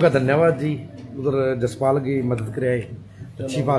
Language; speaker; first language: Hindi; native; Hindi